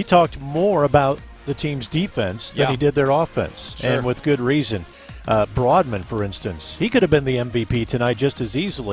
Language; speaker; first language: English; native; English